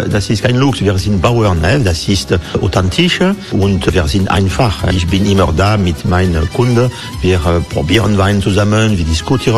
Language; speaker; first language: German; non-native, learner; French